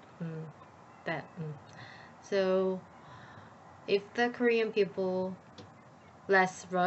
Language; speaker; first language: English; non-native, learner; Korean